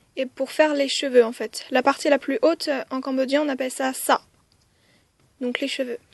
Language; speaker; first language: French; early bilingual, other home language; Khmer